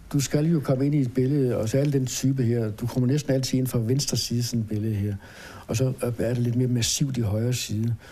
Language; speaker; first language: Danish; native; Danish